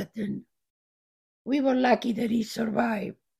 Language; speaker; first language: English; non-native, fluent; Italian